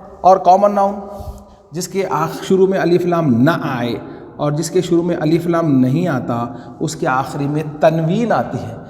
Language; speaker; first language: Urdu; native; Urdu